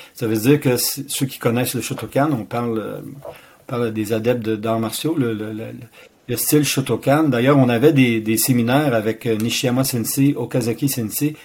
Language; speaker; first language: French; native; French